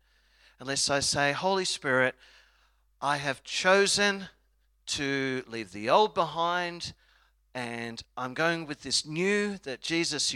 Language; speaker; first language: English; native; English